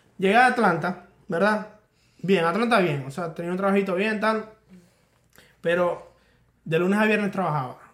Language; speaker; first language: Spanish; native; Spanish